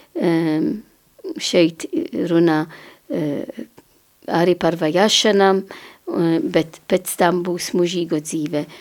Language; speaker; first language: Latvian; non-native, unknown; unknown